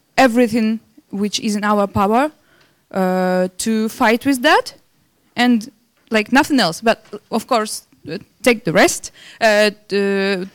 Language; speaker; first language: English; non-native, fluent; Belarusian